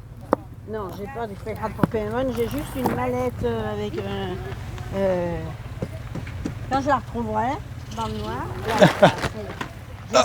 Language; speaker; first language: French; native; French